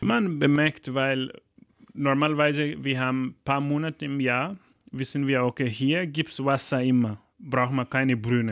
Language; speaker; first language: German; non-native, learner; Fula